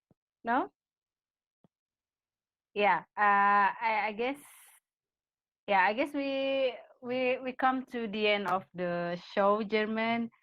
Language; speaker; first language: English; non-native, fluent; Indonesian